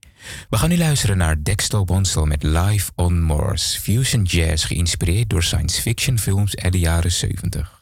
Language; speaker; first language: Dutch; native; Dutch